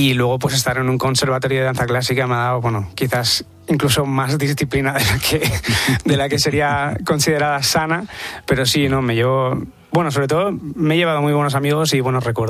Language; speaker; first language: Spanish; early bilingual, other home language; English